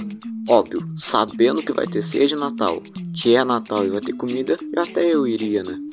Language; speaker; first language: Portuguese; native; Portuguese